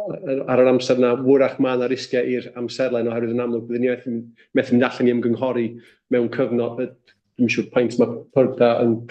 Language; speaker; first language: Welsh; native; Welsh